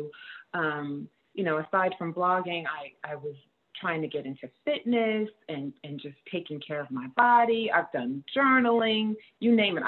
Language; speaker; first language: English; native; English